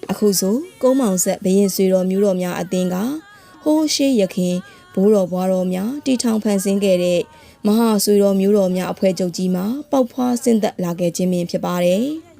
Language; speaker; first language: Burmese; native; Burmese